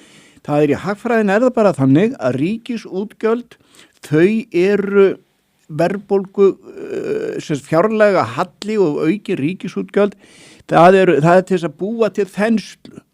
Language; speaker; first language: Icelandic; native; Icelandic